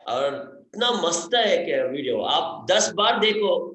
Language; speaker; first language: Hindi; non-native, local second language; Telugu